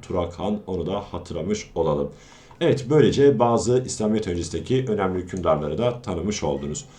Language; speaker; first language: Turkish; native; Turkish